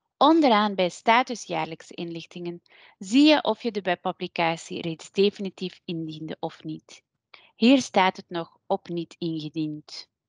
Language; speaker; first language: Dutch; native; Dutch